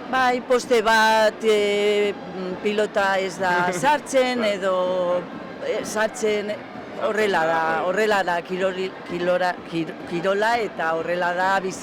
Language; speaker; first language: Basque; non-native, local second language; Spanish